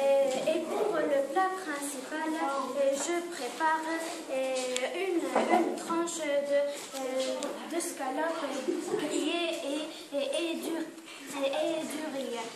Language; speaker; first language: French; non-native, learner; Arabic